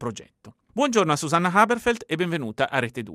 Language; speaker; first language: Italian; native; Italian